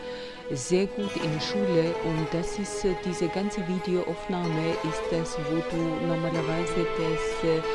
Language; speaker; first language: German; non-native, learner; Albanian